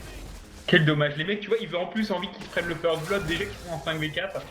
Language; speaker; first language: French; native; French